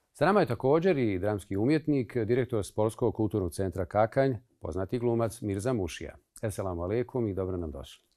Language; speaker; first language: Bosnian; native; Bosnian